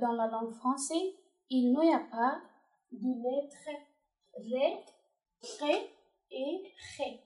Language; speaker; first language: French; non-native, learner; Persian